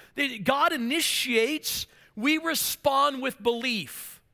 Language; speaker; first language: English; native; English